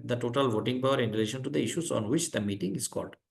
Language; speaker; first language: English; non-native, local second language; Bangla